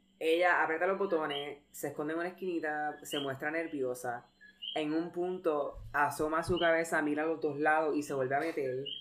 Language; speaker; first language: Spanish; early bilingual, heritage; Spanish